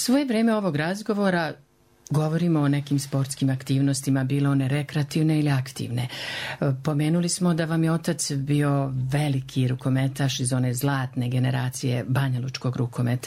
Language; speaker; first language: Serbian; native; Serbian